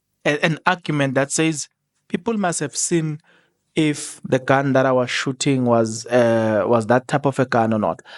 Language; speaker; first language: English; non-native, local second language; Zulu